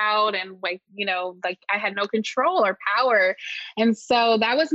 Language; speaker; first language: English; native; English